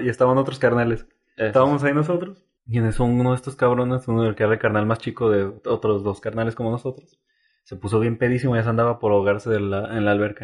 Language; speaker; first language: Spanish; native; Spanish